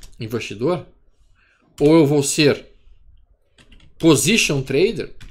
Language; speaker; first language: Portuguese; native; Portuguese